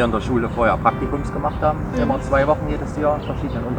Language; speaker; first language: German; native; German